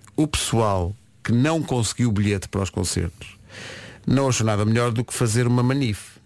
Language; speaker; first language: Portuguese; native; Portuguese